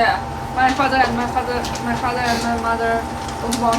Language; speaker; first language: English; non-native, learner; Chinese